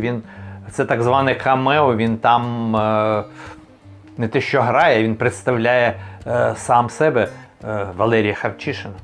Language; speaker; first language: Ukrainian; native; Ukrainian